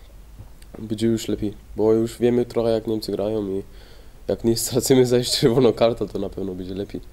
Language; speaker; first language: Polish; early bilingual, heritage; Polish